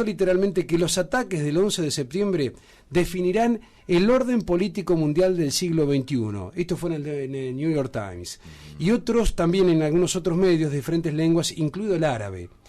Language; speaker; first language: Spanish; native; Spanish